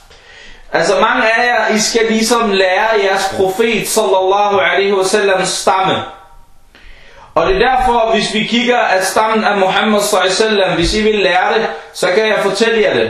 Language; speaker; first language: Danish; early bilingual, other home language; Arabic